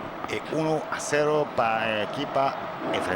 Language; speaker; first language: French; native; French